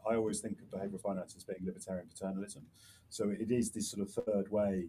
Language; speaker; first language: English; native; English